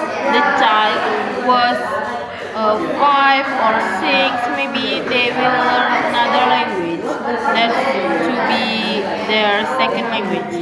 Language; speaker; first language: English; non-native, learner; Indonesian